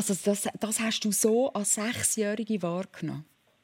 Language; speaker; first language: German; native; German